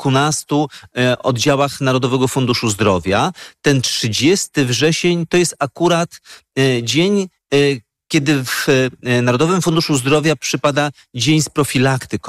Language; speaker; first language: Polish; native; Polish